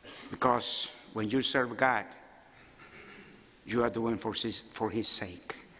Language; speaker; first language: English; non-native, fluent; Spanish